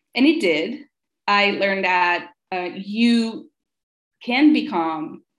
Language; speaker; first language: English; non-native, fluent; Italian